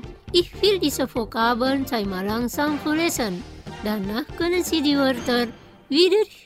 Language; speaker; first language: German; non-native, fluent; Indonesian